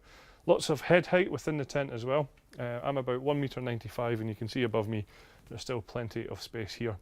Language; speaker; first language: English; native; English